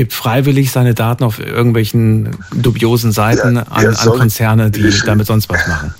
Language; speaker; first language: German; native; German